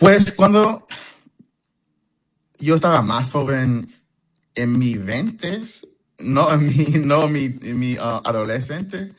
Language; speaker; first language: Spanish; non-native, fluent; English